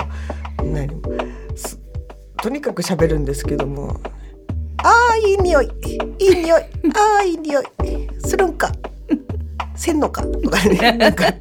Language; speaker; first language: Japanese; native; Japanese